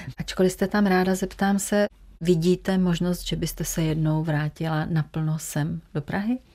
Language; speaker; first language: Czech; native; Czech